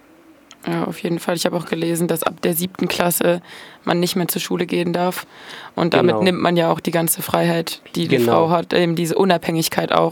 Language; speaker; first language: German; native; German